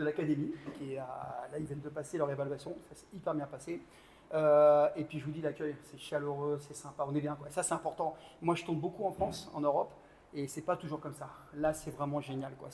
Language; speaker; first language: French; native; French